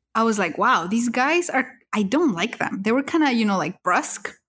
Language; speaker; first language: English; early bilingual, other home language; Spanish